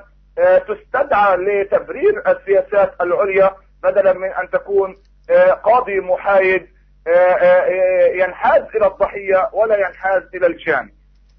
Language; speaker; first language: Arabic; native; Arabic